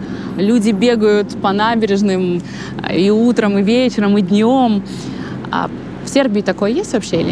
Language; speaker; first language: Russian; native; Russian